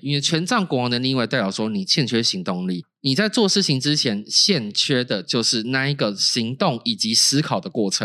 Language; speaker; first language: Chinese; native; Chinese